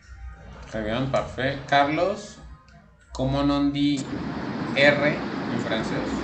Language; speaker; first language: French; non-native, fluent; Spanish